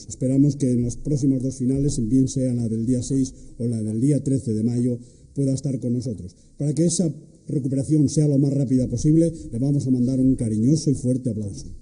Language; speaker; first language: Spanish; native; Spanish